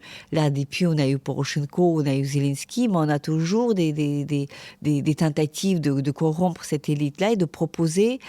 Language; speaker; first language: French; non-native, fluent; Ukrainian